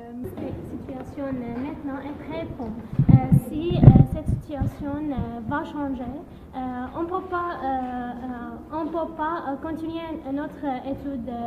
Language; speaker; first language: French; non-native, learner; Arabic